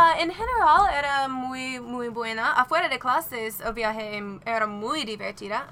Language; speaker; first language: Spanish; non-native, learner; English